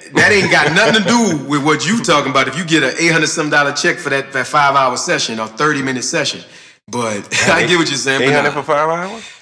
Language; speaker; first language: English; native; English